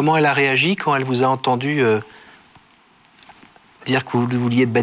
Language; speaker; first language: French; native; French